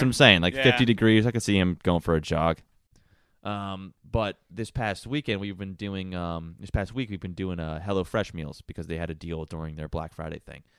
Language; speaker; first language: English; native; English